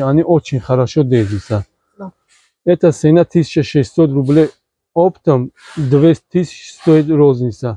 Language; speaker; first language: Russian; non-native, learner; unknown